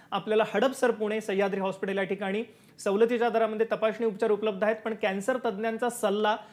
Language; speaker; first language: Marathi; native; Marathi